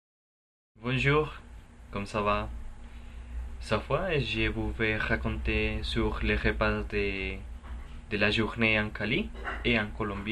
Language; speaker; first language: French; non-native, learner; Spanish